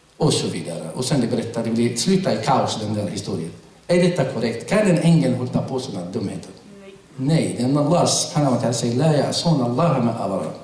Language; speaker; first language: Swedish; non-native, fluent; Arabic